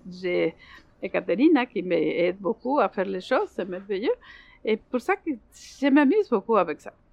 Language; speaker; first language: French; non-native, learner; Spanish